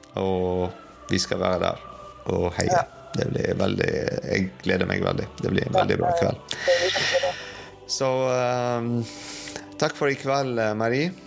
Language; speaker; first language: Norwegian; non-native, fluent; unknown